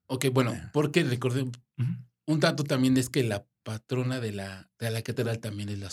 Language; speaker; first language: Spanish; native; Spanish